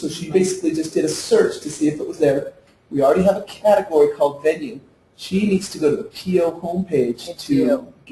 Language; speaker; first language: English; native; English